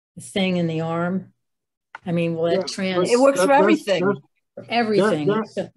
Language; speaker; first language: English; native; English